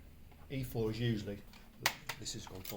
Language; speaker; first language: English; native; English